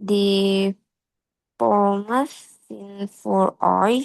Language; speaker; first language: German; non-native, learner; Indonesian